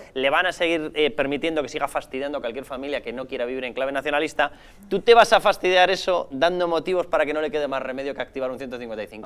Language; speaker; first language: Spanish; native; Spanish